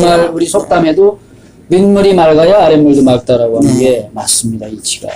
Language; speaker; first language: Korean; native; Korean